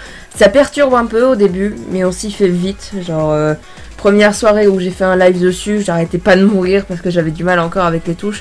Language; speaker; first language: French; native; French